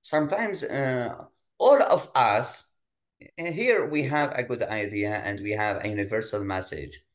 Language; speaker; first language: English; non-native, fluent; Arabic